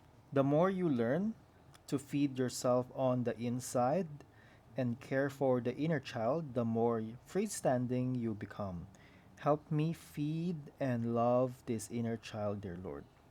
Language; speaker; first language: English; non-native, local second language; Filipino